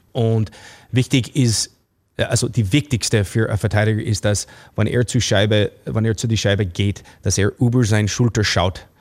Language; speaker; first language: German; non-native, fluent; English